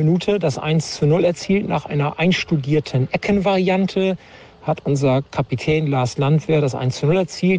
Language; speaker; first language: German; native; German